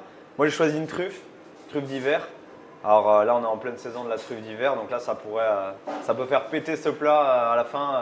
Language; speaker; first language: French; native; French